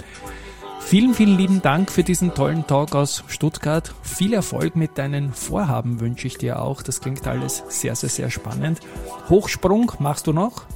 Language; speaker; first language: German; native; German